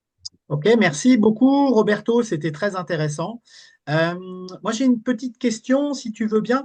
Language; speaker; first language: French; native; French